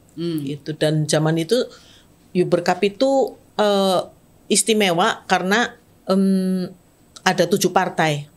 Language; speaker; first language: Indonesian; native; Indonesian